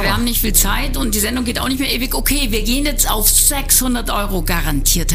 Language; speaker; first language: German; native; German